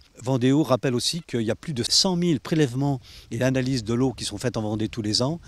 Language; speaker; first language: French; native; French